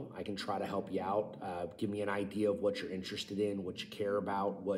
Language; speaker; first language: English; native; English